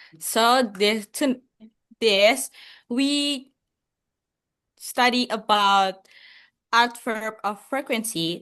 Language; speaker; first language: English; non-native, learner; Indonesian